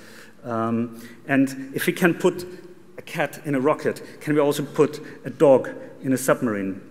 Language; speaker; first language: English; non-native, fluent; German